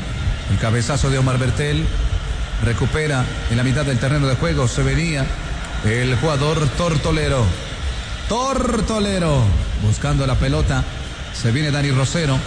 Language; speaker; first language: Spanish; native; Spanish